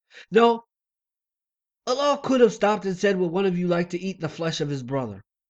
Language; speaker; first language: English; native; English